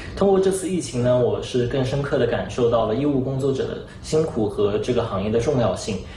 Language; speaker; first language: Chinese; native; Chinese